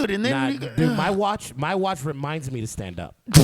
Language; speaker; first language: English; native; English